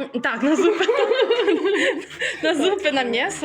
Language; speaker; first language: Polish; non-native, learner; Ukrainian